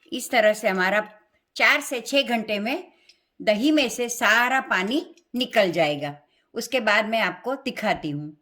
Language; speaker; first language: Hindi; non-native, local second language; Gujarati